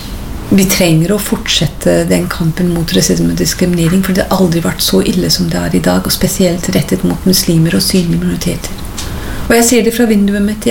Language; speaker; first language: Norwegian; non-native, fluent; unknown